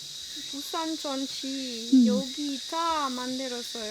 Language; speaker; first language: Korean; non-native, learner; French